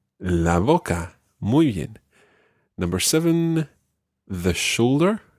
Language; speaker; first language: Spanish; non-native, fluent; English